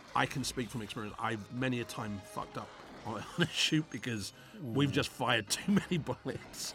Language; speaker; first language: English; native; English